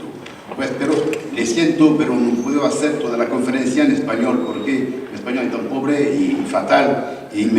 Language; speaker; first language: Spanish; non-native, learner; French